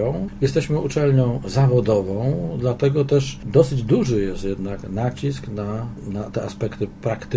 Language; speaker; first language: Polish; native; Polish